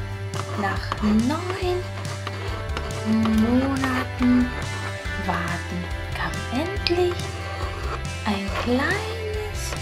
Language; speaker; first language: German; early bilingual, other home language; Russian